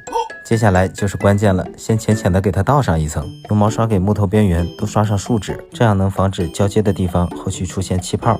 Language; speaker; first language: Chinese; native; Chinese